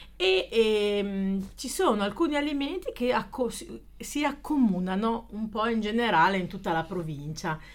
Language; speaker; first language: Italian; native; Italian